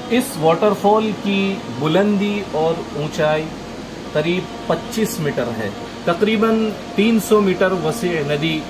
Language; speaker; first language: Hindi; non-native, local second language; Gujarati